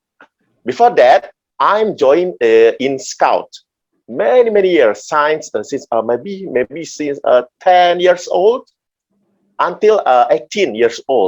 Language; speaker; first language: English; non-native, learner; Indonesian